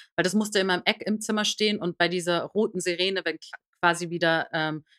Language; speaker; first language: German; early bilingual, other home language; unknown